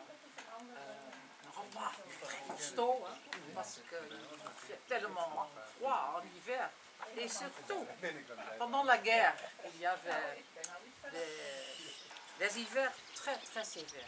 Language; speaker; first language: French; non-native, fluent; Dutch